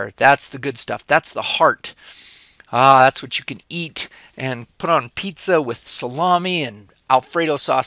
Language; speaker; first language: English; native; English